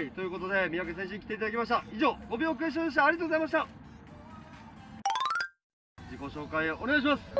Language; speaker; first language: Japanese; native; Japanese